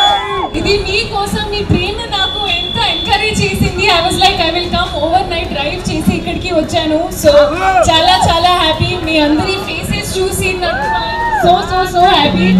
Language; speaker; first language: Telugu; non-native, learner; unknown